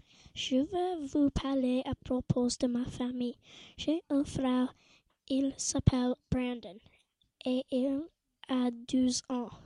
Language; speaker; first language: French; non-native, learner; English